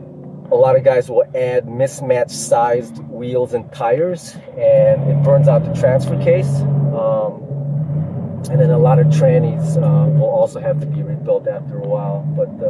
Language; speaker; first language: English; native; English